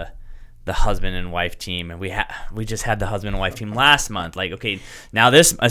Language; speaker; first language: English; native; English